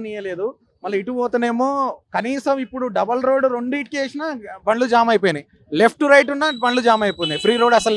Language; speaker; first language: Telugu; native; Telugu